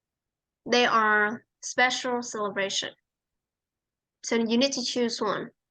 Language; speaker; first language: English; non-native, fluent; Vietnamese